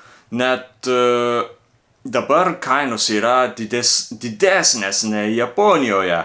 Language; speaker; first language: Lithuanian; non-native, learner; Japanese